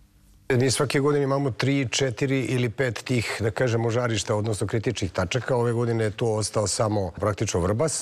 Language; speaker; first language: Croatian; native; Croatian